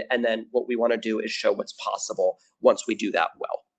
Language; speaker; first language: English; native; English